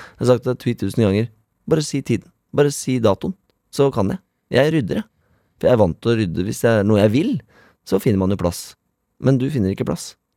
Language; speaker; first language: Norwegian; native; Norwegian